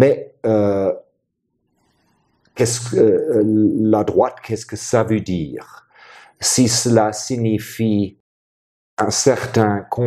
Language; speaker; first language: French; non-native, fluent; German